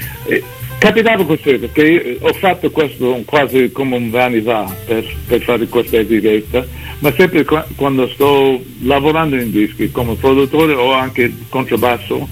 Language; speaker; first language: Italian; early bilingual, heritage; English